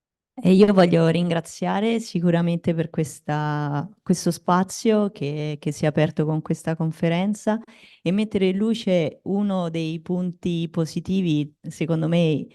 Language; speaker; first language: Italian; native; Italian